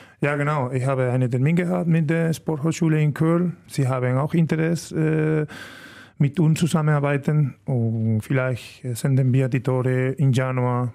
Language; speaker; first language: German; non-native, learner; Spanish